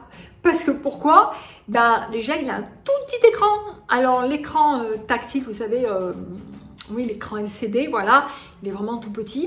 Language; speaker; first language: French; native; French